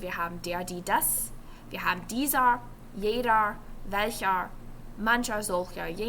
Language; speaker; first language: German; non-native, fluent; English